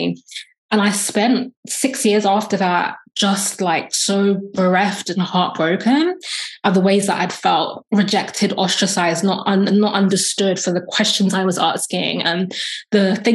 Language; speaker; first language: English; native; English